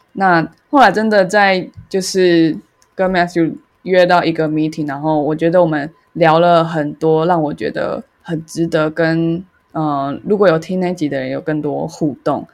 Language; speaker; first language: Chinese; native; Chinese